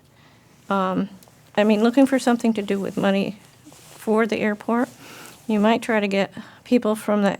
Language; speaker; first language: English; native; English